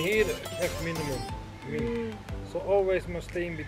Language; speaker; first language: English; non-native, learner; Dutch